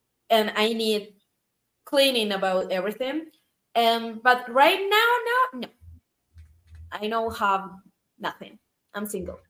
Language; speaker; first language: English; non-native, learner; Spanish